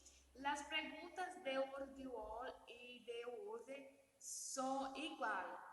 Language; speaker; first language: Spanish; non-native, learner; Portuguese